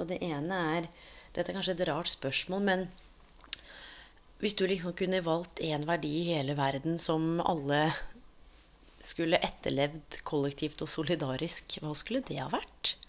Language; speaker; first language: Norwegian; native; Norwegian